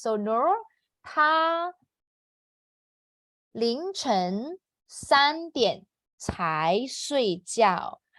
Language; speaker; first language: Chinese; non-native, local second language; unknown